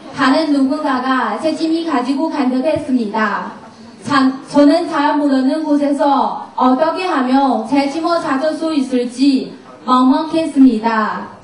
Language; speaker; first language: Korean; non-native, learner; Chinese